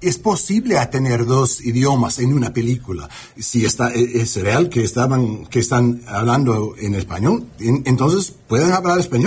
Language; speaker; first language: Spanish; early bilingual, heritage; English